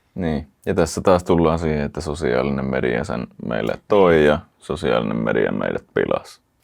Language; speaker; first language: Finnish; native; Finnish